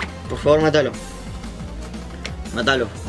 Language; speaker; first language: Spanish; native; Spanish